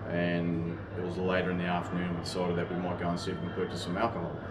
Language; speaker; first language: English; native; English